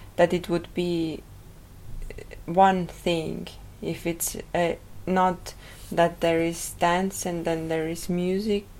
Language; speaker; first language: English; non-native, fluent; Estonian